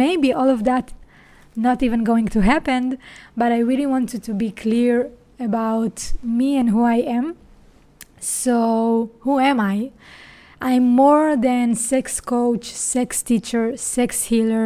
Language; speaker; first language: English; non-native, fluent; Hebrew